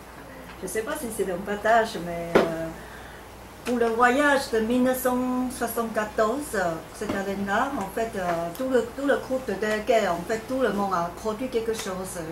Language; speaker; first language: French; non-native, fluent; Chinese